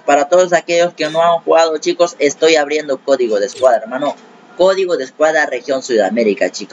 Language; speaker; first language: Spanish; native; Spanish